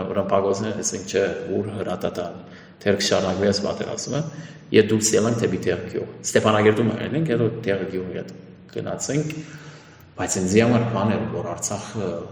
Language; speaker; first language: Armenian; early bilingual, heritage; Armenian